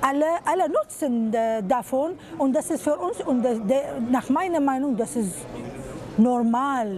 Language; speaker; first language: German; non-native, fluent; Arabic